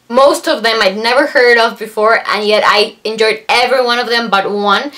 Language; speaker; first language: English; non-native, fluent; Spanish